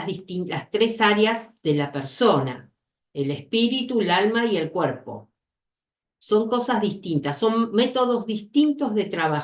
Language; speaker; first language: Spanish; native; Spanish